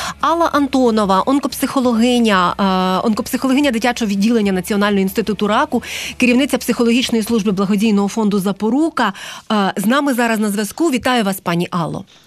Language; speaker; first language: Ukrainian; native; Ukrainian